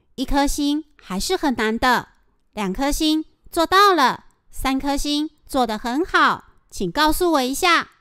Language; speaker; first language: Chinese; non-native, fluent; Japanese